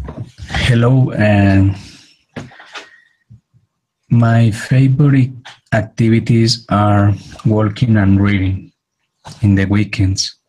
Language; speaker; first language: English; non-native, learner; Spanish